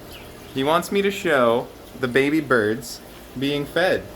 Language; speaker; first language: English; native; English